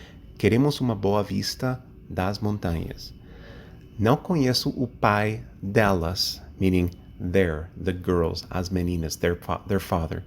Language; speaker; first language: Portuguese; non-native, fluent; English